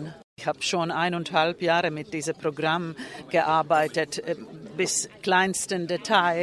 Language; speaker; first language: German; non-native, fluent; Finnish